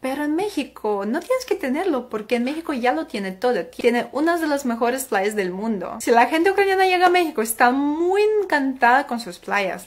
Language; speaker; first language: Spanish; non-native, fluent; Ukrainian